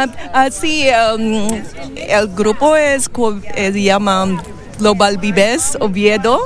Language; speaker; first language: Spanish; non-native, learner; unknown